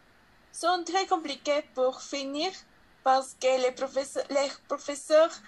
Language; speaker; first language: French; non-native, learner; Spanish